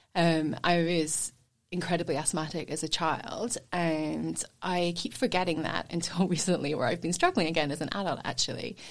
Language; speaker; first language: English; native; English